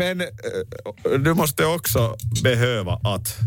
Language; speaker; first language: Swedish; non-native, learner; Finnish